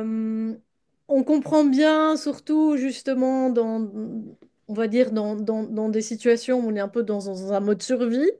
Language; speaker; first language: French; native; French